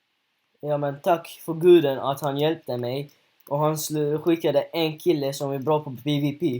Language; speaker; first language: Swedish; early bilingual, other home language; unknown